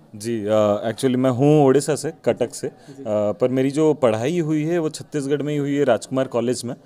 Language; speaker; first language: Hindi; non-native, local second language; Odia